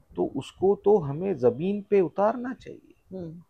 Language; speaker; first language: Hindi; non-native, local second language; Marathi